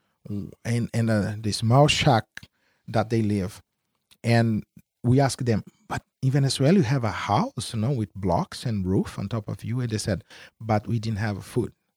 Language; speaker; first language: English; non-native, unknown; Spanish